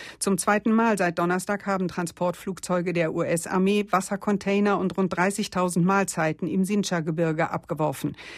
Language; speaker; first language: German; native; German